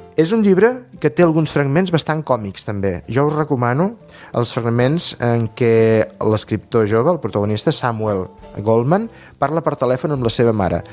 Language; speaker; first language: Catalan; native; Catalan